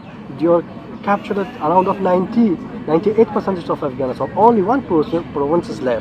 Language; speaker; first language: English; non-native, learner; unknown